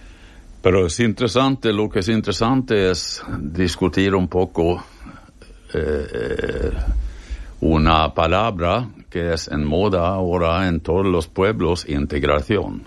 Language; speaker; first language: Spanish; non-native, fluent; Swedish